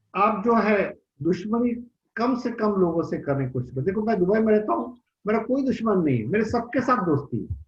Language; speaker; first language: Hindi; non-native, local second language; Marathi